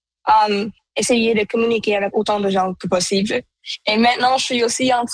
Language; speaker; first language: French; non-native, local second language; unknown